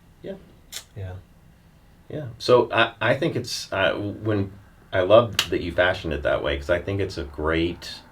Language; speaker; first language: English; native; English